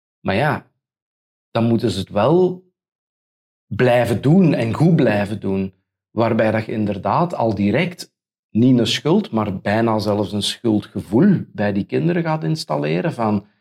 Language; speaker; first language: Dutch; native; Dutch